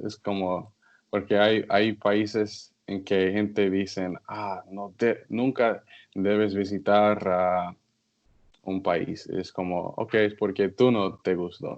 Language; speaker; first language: Spanish; non-native, learner; English